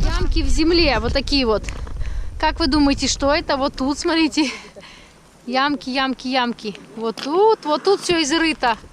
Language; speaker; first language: Russian; native; Russian